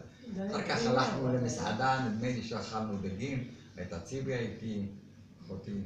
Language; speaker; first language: Hebrew; non-native, fluent; Arabic